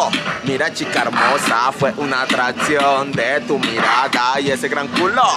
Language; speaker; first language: Spanish; native; Spanish